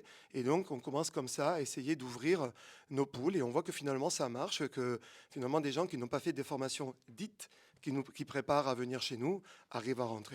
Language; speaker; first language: French; native; French